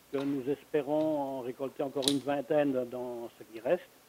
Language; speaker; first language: French; native; French